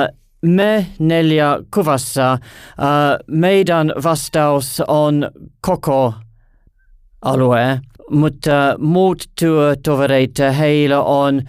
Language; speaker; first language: Finnish; non-native, learner; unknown